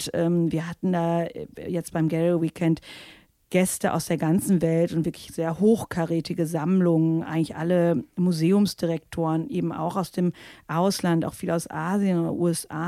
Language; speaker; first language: German; native; German